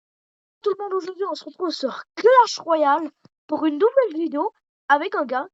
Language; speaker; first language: French; native; French